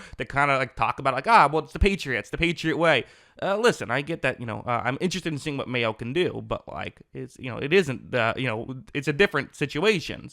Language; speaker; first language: English; native; English